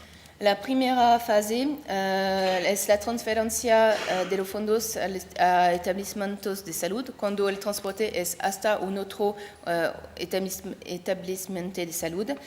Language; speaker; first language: Spanish; non-native, learner; French